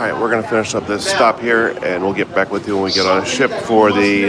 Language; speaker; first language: English; native; English